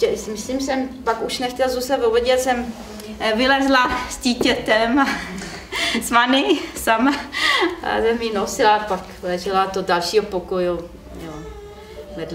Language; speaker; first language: Czech; non-native, learner; German